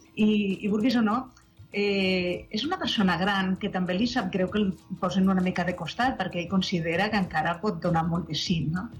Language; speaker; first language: Catalan; native; Catalan